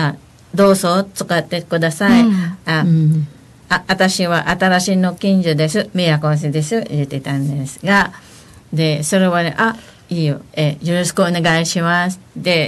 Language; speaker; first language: Japanese; non-native, learner; Filipino